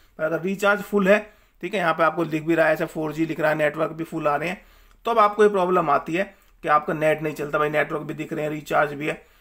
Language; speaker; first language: Hindi; native; Hindi